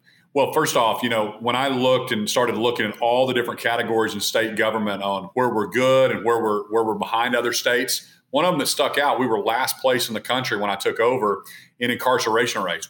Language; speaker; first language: English; native; English